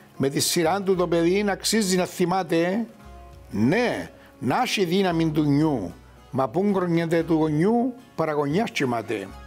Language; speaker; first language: Greek; native; Greek